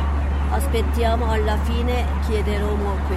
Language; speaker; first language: Italian; non-native, fluent; Turkish